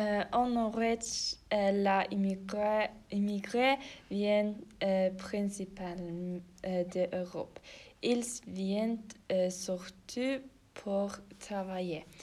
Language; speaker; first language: French; non-native, learner; Norwegian